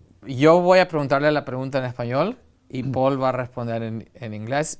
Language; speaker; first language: Spanish; early bilingual, heritage; Spanish